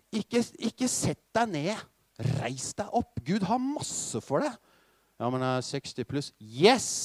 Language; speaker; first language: Norwegian; native; Norwegian